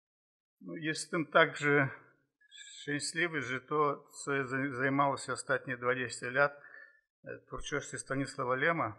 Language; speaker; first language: Polish; non-native, fluent; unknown